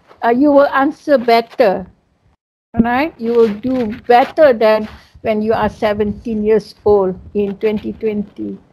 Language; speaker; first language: English; non-native, local second language; Malay